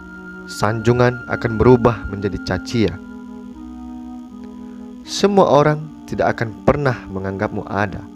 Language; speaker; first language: Indonesian; native; Indonesian